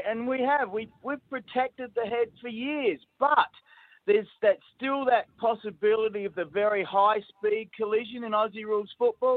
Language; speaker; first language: English; native; English